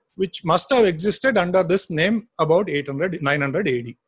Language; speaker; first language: English; non-native, local second language; Kannada